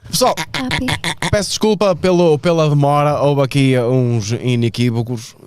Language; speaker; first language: Portuguese; native; Portuguese